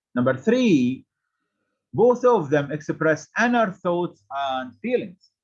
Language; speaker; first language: English; non-native, fluent; Arabic